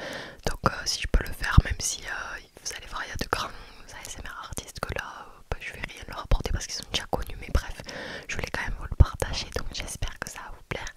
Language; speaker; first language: French; native; French